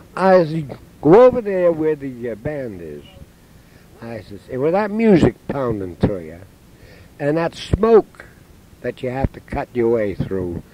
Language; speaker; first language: English; native; English